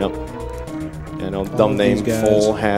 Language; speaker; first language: English; native; English